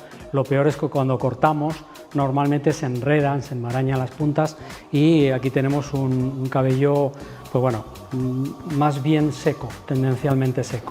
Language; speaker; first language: Spanish; native; Spanish